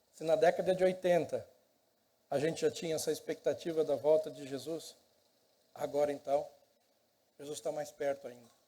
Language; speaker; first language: Portuguese; native; Portuguese